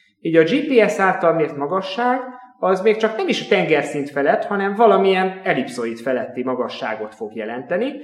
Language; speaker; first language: Hungarian; native; Hungarian